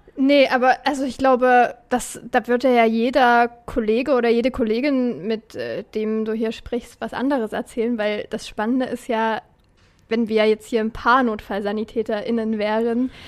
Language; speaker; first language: German; native; German